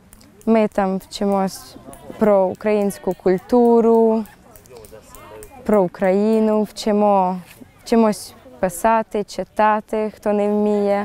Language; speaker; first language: Ukrainian; early bilingual, heritage; Ukrainian